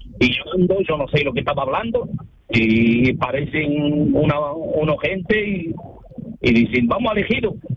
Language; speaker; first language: Spanish; early bilingual, other home language; Arabic